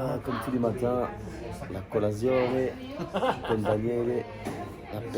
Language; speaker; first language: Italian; non-native, learner; French